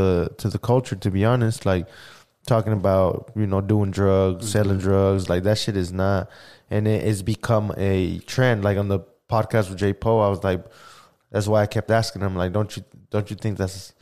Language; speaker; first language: English; early bilingual, other home language; Spanish